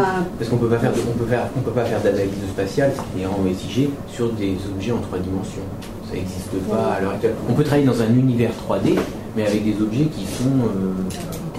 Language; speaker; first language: French; native; French